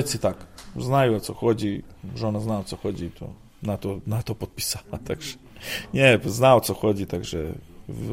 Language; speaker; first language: Polish; non-native, learner; Serbian